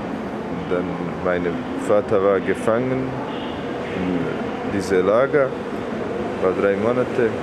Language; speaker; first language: German; non-native, learner; Bosnian